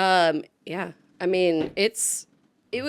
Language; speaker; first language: English; native; English